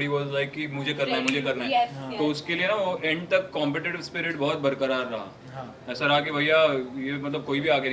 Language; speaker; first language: Hindi; native; Hindi